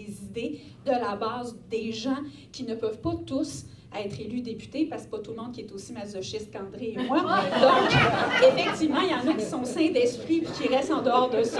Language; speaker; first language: French; native; French